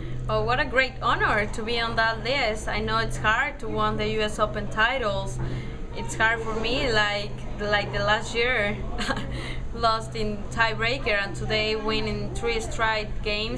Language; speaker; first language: English; non-native, fluent; Spanish